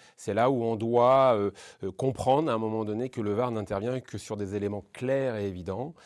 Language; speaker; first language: French; native; French